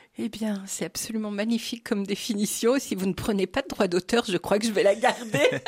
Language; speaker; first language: French; native; French